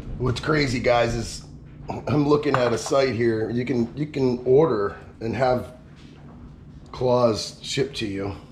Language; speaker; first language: English; native; English